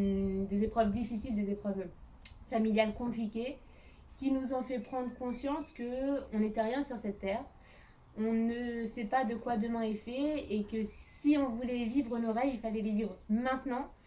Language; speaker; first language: French; native; French